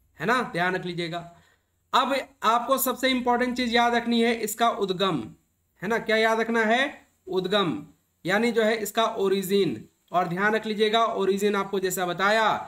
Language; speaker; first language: Hindi; native; Hindi